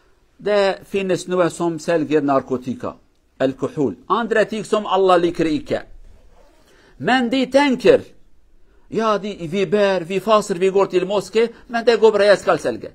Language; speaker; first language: Norwegian; non-native, learner; Kurdish